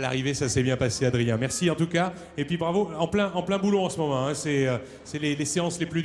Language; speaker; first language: French; native; French